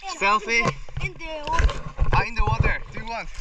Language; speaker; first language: English; non-native, learner; Korean